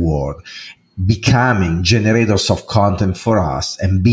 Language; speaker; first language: English; non-native, fluent; Italian